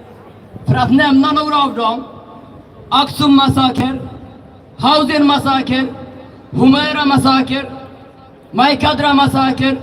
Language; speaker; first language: Swedish; early bilingual, other home language; Tigrinya